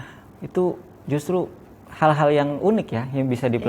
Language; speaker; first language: Indonesian; native; Indonesian